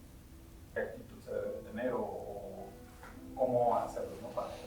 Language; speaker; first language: Spanish; native; Spanish